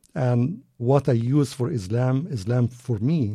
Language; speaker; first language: English; non-native, fluent; Arabic